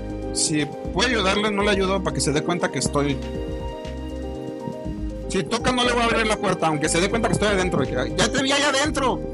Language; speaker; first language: Spanish; native; Spanish